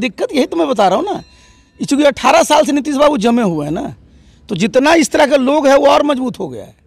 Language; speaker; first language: Hindi; native; Hindi